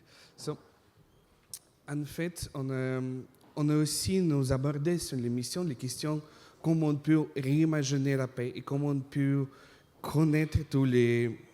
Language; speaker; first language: French; non-native, fluent; Russian